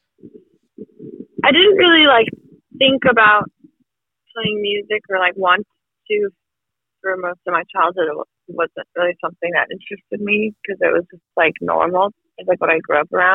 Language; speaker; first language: English; native; English